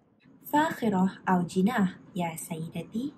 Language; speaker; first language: Arabic; non-native, learner; Malay